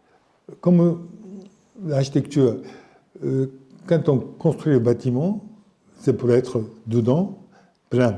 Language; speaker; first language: French; non-native, fluent; Japanese